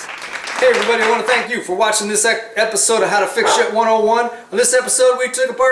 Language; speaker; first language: English; native; English